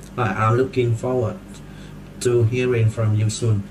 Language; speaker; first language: English; non-native, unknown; Vietnamese